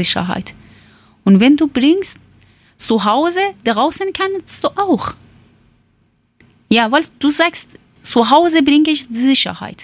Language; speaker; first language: German; non-native, learner; Persian